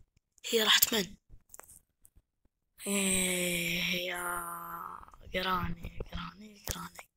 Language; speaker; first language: Arabic; native; Arabic